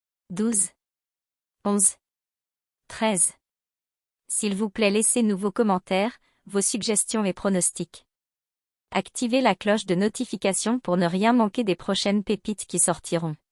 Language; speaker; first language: French; native; French